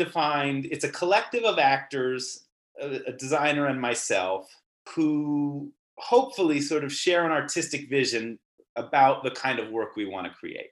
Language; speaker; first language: English; native; English